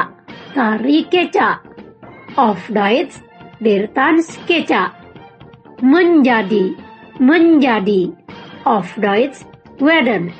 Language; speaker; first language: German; non-native, fluent; Indonesian